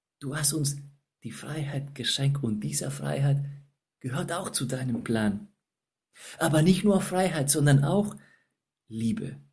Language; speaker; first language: German; non-native, fluent; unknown